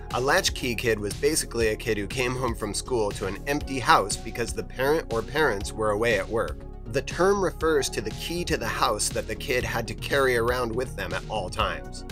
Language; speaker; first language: English; native; English